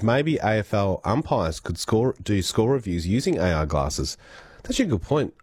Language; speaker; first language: English; native; English